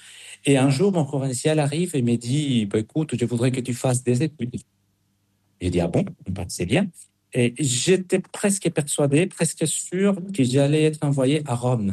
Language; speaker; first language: French; non-native, fluent; Spanish